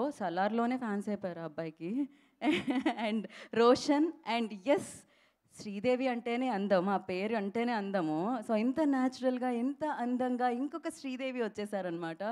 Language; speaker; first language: Telugu; native; Telugu